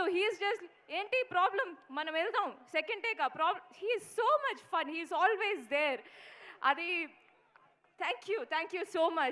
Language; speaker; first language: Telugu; non-native, fluent; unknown